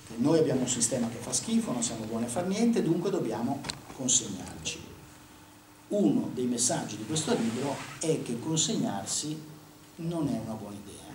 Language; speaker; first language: Italian; native; Italian